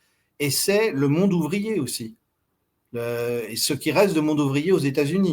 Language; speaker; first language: French; native; French